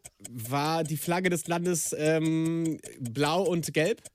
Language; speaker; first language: German; native; German